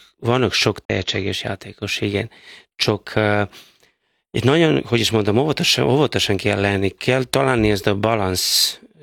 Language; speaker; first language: Hungarian; non-native, fluent; Serbian